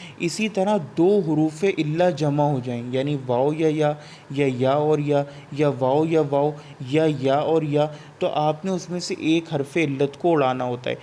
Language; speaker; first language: Urdu; native; Urdu